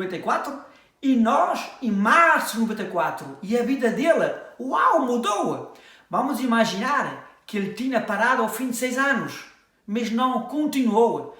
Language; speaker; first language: Portuguese; early bilingual, heritage; French